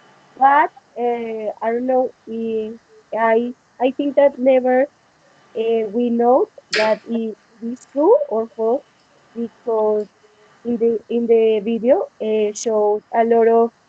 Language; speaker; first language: English; non-native, learner; Spanish